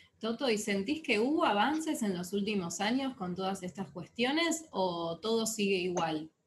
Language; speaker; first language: Spanish; native; Spanish